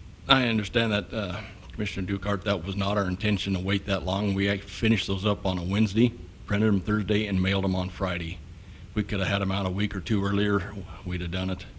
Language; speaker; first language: English; native; English